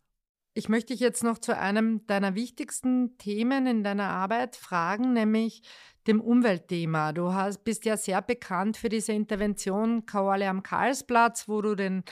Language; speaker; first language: German; native; German